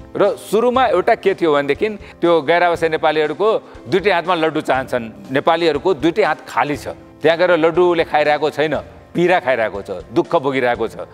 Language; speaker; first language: Nepali; non-native, local second language; Maithili